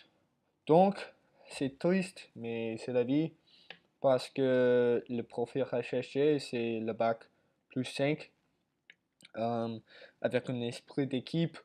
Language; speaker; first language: French; non-native, learner; English